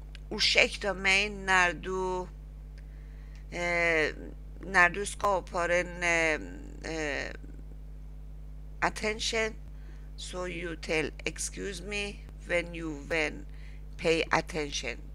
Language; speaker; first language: English; non-native, learner; Persian